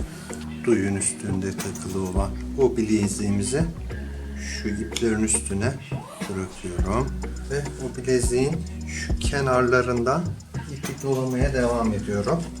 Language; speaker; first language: Turkish; native; Turkish